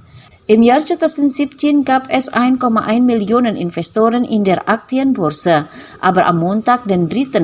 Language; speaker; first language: German; non-native, fluent; Indonesian